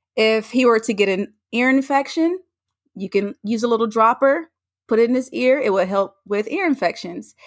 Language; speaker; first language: English; native; English